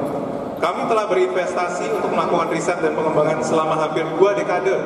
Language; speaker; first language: Indonesian; native; Indonesian